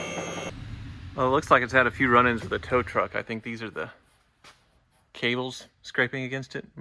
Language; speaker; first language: English; native; English